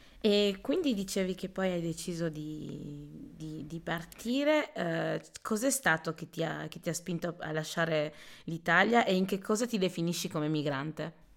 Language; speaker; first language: Italian; early bilingual, other home language; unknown